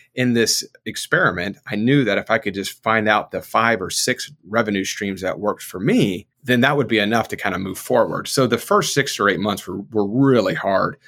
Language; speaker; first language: English; native; English